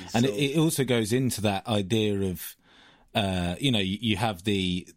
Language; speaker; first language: English; native; English